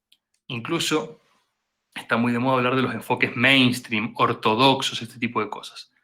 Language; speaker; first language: Spanish; native; Spanish